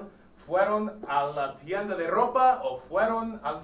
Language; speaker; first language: Spanish; non-native, fluent; English